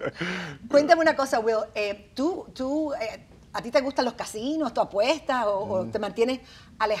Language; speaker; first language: Spanish; native; Spanish